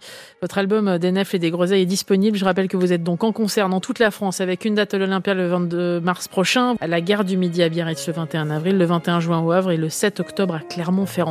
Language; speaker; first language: French; native; French